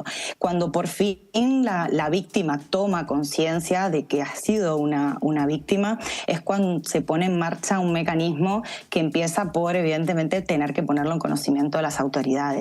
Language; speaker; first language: Spanish; native; Spanish